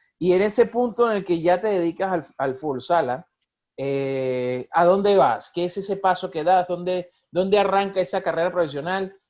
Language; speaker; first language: Spanish; native; Spanish